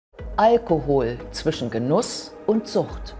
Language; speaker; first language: German; native; German